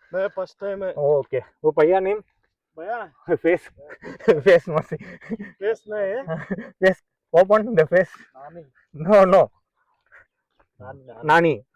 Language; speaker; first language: Hindi; non-native, local second language; Tamil